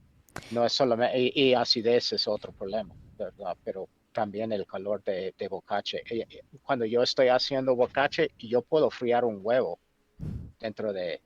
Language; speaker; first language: Spanish; non-native, fluent; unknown